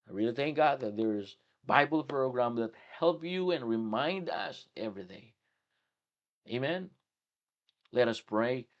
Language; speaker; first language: English; non-native, local second language; Filipino